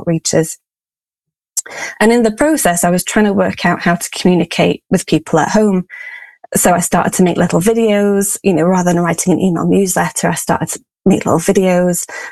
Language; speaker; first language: English; native; English